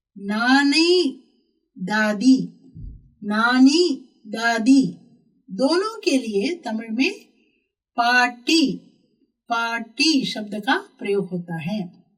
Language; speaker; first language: Hindi; non-native, local second language; Tamil